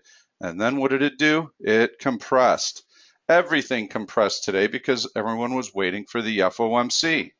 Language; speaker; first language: English; native; English